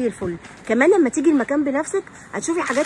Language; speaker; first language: Arabic; native; Arabic